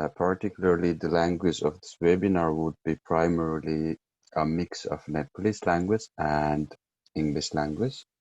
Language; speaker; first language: English; non-native, local second language; Nepali